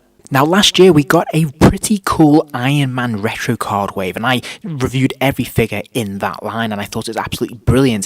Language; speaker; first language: English; native; English